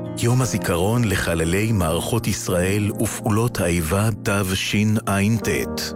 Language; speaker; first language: Hebrew; native; Hebrew